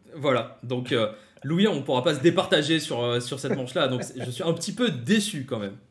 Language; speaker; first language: French; native; French